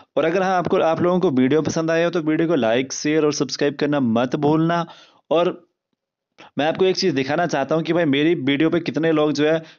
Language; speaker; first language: Hindi; non-native, local second language; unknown